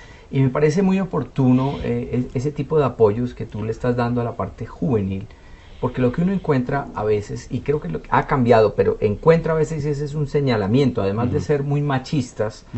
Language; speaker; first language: Spanish; native; Spanish